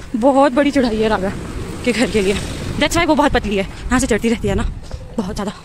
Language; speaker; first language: Hindi; native; Hindi